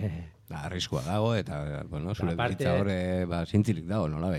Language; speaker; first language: Basque; native; Basque